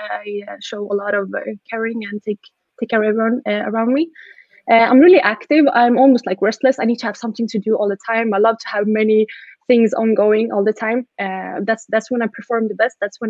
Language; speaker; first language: English; non-native, fluent; Swedish